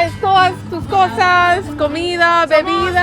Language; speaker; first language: Spanish; non-native, learner; English